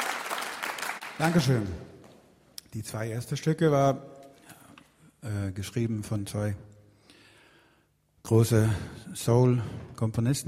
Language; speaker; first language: German; non-native, learner; Swedish